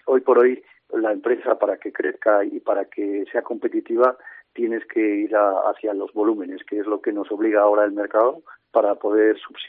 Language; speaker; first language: Spanish; native; Spanish